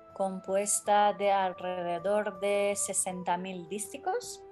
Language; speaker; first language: Spanish; non-native, fluent; Persian